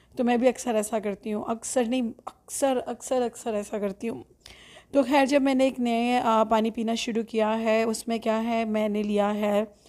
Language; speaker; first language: Urdu; native; Urdu